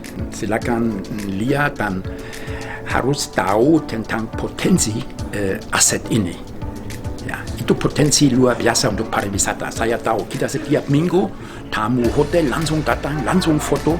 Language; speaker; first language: Indonesian; non-native, fluent; German